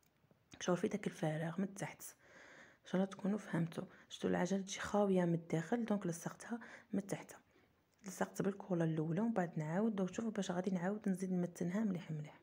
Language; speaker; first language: Arabic; native; Arabic